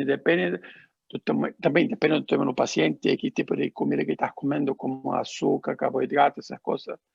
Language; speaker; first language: Spanish; non-native, learner; Portuguese